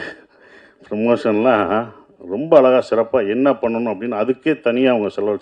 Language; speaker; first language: Tamil; native; Tamil